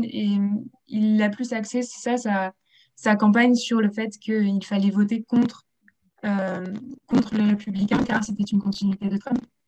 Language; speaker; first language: French; native; French